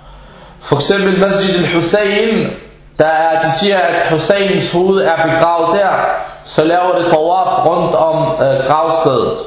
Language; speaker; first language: Danish; non-native, fluent; Arabic